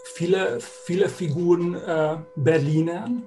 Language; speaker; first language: German; non-native, fluent; Hungarian